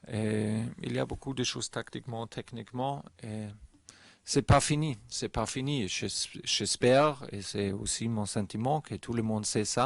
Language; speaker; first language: French; non-native, learner; German